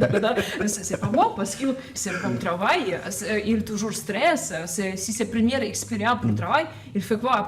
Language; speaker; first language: French; non-native, learner; Ukrainian